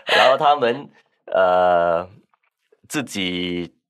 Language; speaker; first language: Chinese; non-native, local second language; Min Nan Chinese